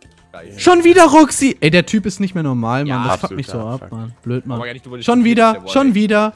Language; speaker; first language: German; native; German